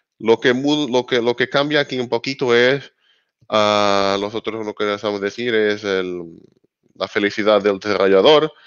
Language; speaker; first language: Spanish; native; Spanish